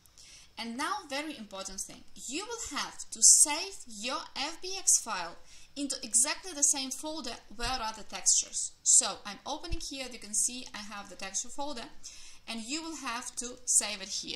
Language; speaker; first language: English; non-native, fluent; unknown